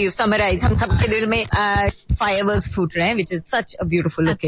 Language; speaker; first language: Hindi; non-native, local second language; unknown